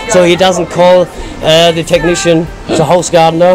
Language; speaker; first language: English; non-native, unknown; German